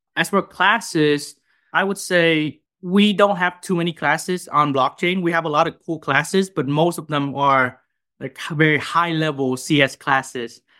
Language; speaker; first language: English; non-native, fluent; Vietnamese